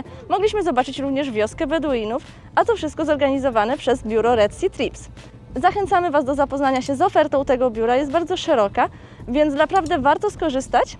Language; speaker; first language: Polish; native; Polish